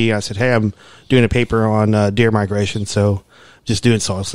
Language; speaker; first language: English; native; English